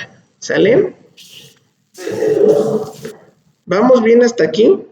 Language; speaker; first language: Spanish; native; Spanish